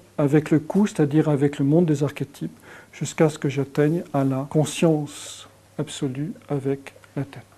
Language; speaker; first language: French; native; French